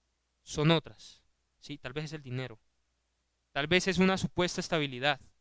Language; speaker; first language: Spanish; native; Spanish